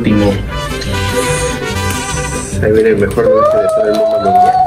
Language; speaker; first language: Spanish; native; Spanish